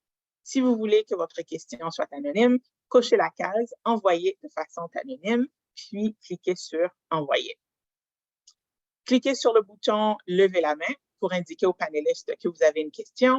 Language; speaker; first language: French; native; French